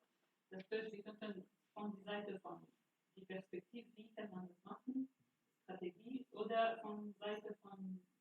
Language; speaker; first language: German; non-native, fluent; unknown